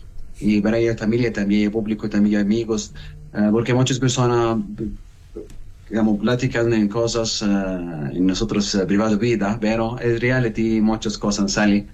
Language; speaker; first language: Spanish; non-native, learner; Arabic